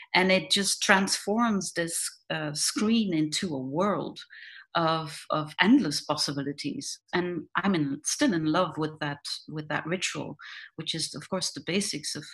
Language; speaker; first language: English; non-native, fluent; Dutch